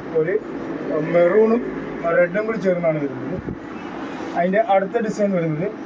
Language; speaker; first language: Malayalam; native; Malayalam